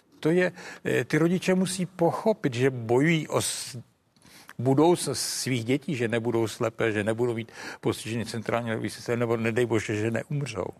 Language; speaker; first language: Czech; native; Czech